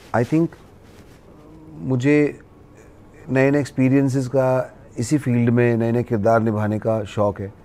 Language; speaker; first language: Hindi; native; Hindi